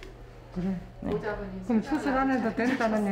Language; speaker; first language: Korean; native; Korean